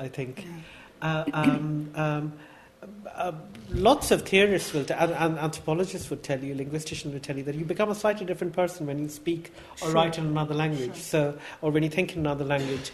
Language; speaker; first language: English; non-native, local second language; Bangla